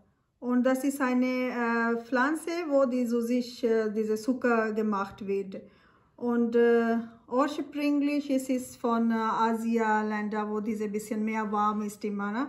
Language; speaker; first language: German; non-native, learner; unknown